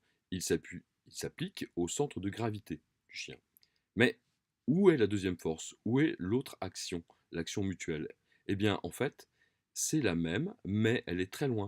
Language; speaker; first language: French; native; French